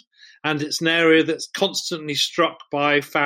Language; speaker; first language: English; native; English